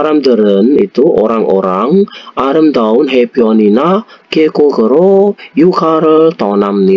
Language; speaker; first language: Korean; non-native, fluent; Indonesian